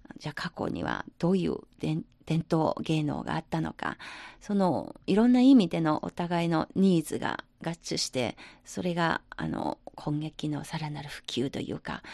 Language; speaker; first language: Japanese; non-native, fluent; Chinese